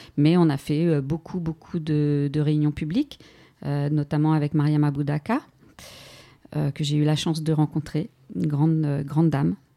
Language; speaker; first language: French; native; French